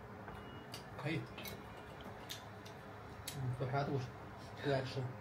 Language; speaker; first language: Chinese; native; Chinese